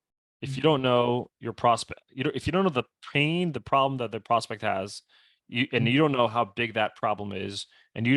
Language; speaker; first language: English; native; English